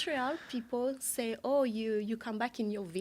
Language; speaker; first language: English; non-native, learner; French